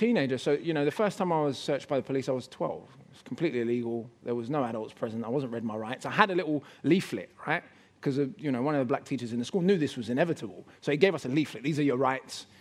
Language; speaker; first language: English; native; English